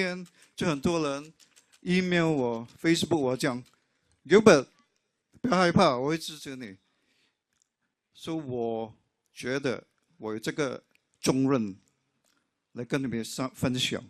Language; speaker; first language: Chinese; non-native, local second language; English